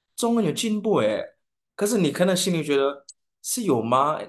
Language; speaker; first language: Chinese; non-native, fluent; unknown